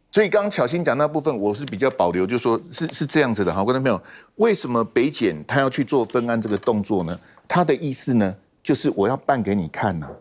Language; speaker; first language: Chinese; native; Chinese